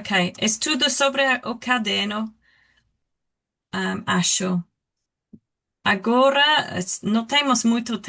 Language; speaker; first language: Portuguese; non-native, learner; English